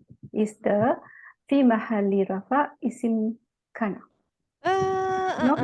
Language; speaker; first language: English; non-native, local second language; Malay